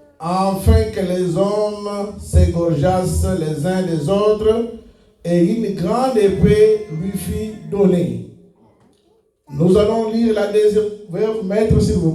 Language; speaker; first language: French; non-native, local second language; Lingala